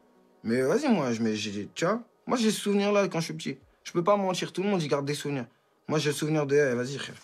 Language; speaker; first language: French; native; French